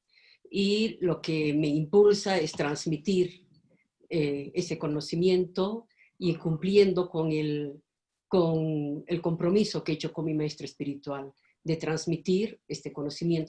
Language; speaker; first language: Spanish; native; Spanish